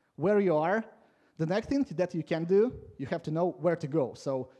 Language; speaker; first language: English; non-native, fluent; Latvian